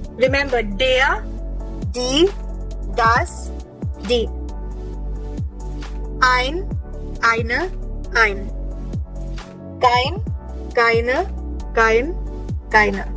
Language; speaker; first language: German; non-native, fluent; Hindi